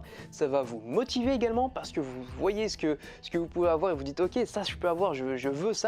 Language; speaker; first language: French; native; French